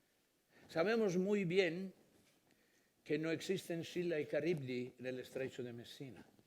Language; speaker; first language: Spanish; non-native, fluent; Italian